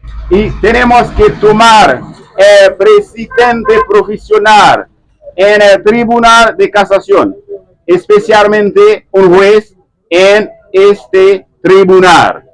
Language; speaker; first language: Spanish; non-native, learner; Haitian Creole